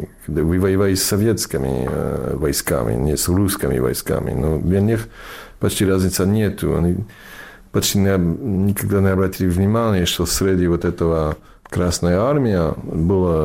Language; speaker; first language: Russian; non-native, fluent; English